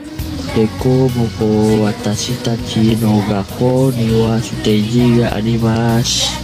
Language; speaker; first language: Japanese; non-native, learner; Indonesian